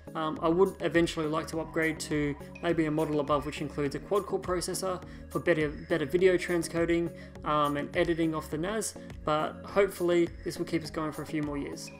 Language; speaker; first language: English; native; English